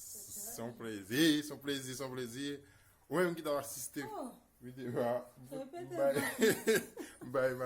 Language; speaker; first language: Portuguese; non-native, fluent; Haitian Creole